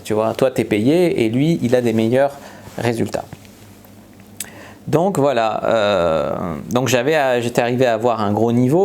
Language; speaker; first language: French; native; French